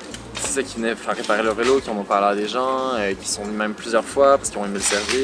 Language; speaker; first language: French; native; French